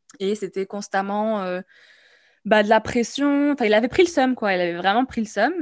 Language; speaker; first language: French; non-native, local second language; Arabic